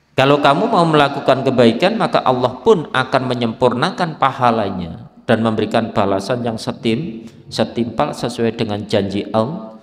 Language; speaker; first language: Indonesian; native; Indonesian